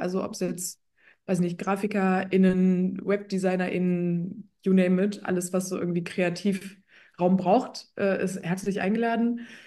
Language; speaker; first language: German; early bilingual, other home language; Polish